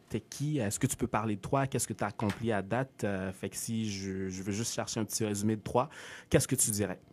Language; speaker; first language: French; native; French